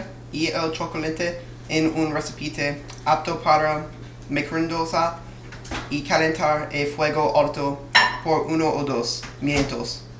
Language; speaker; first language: Spanish; non-native, learner; English